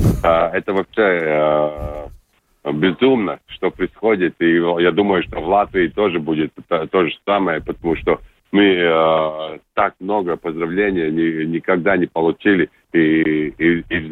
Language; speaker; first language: Russian; non-native, local second language; Latvian